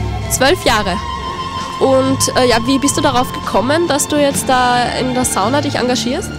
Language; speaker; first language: German; native; German